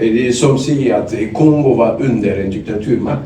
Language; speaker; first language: Swedish; non-native, fluent; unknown